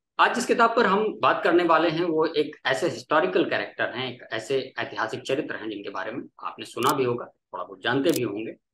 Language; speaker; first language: Hindi; native; Hindi